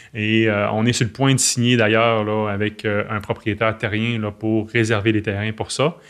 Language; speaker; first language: French; native; French